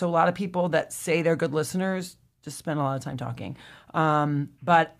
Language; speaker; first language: English; native; English